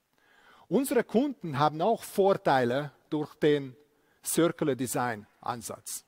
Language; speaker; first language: German; non-native, fluent; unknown